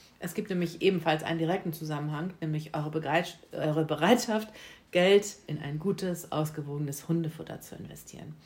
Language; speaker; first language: German; native; German